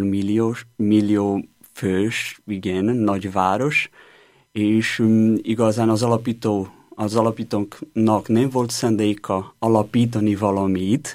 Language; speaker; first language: Hungarian; non-native, learner; Portuguese